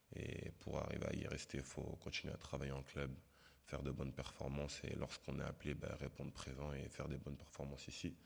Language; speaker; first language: French; native; French